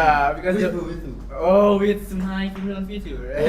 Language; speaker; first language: English; non-native, learner; Indonesian